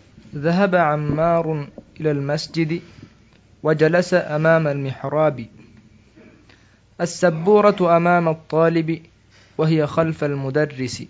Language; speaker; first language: Arabic; non-native, learner; Divehi